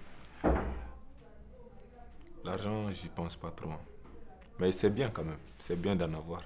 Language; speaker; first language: French; non-native, local second language; Bambara